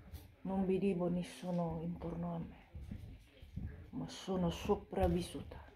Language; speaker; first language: Italian; non-native, fluent; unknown